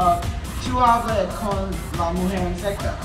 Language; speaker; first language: Spanish; non-native, learner; English